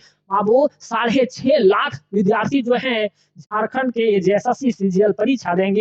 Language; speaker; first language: Hindi; native; Hindi